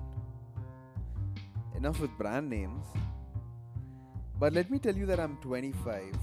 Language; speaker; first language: English; non-native, local second language; Malayalam